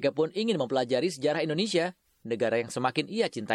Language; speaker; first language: Indonesian; native; Indonesian